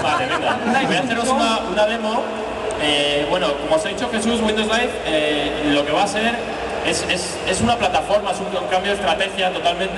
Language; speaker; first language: Spanish; native; Spanish